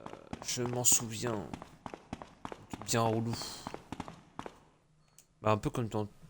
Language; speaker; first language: French; native; French